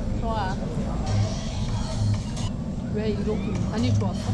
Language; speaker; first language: Korean; non-native, learner; Uzbek